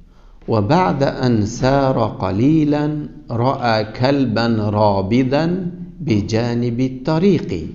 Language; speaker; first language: Arabic; non-native, fluent; Uzbek